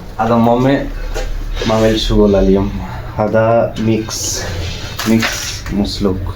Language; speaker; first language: Arabic; non-native, learner; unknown